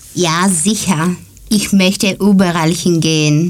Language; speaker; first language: German; non-native, learner; Greek